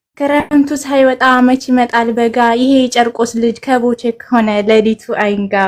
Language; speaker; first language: Amharic; native; Amharic